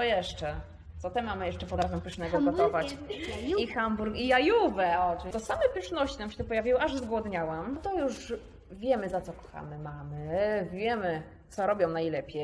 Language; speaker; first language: Polish; native; Polish